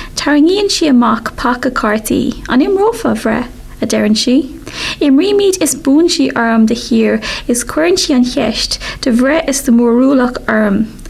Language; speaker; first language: Irish; non-native, local second language; English